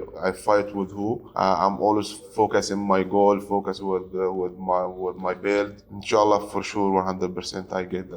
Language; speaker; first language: English; non-native, learner; Arabic